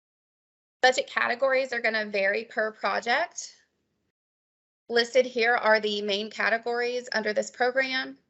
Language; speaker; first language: English; native; English